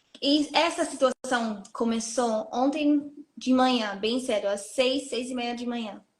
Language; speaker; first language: Portuguese; non-native, fluent; Hebrew